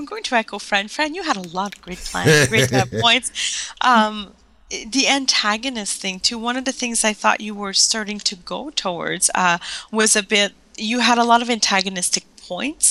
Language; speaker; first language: English; non-native, fluent; French